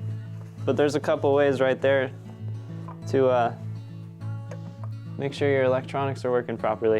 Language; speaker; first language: English; native; English